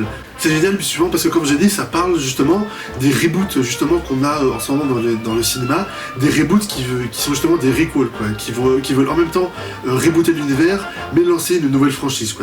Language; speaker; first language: French; native; French